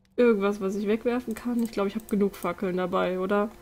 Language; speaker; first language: German; native; German